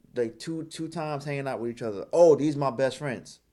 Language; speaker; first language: English; early bilingual, other home language; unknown